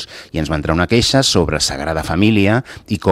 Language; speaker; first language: Catalan; native; Catalan